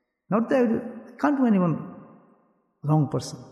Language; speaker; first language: English; non-native, local second language; Urdu